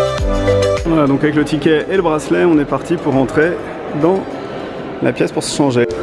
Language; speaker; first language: French; native; French